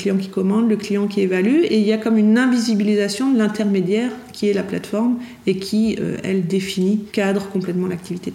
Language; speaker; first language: French; native; French